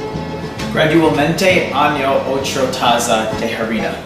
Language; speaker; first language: Spanish; non-native, learner; English